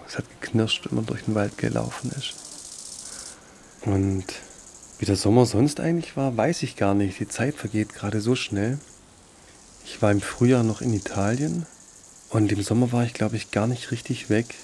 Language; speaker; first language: German; native; German